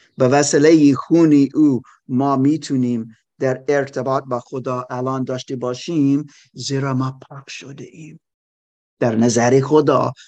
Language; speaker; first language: Persian; non-native, learner; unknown